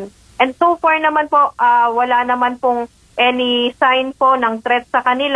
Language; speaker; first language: Filipino; native; Filipino